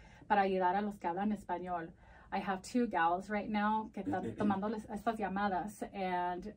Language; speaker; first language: Spanish; early bilingual, heritage; Spanish